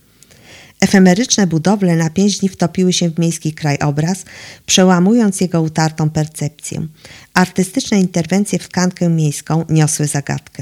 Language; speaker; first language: Polish; native; Polish